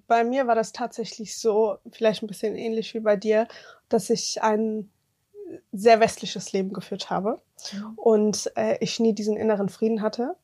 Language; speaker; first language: German; early bilingual, other home language; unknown